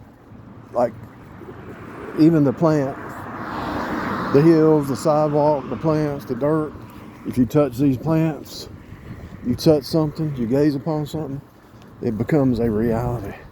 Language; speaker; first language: English; native; English